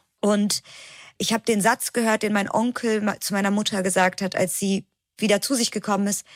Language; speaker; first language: German; early bilingual, other home language; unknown